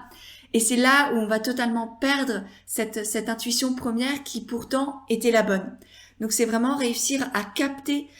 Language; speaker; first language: French; native; French